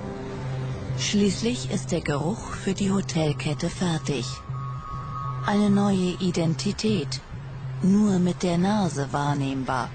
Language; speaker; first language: German; native; German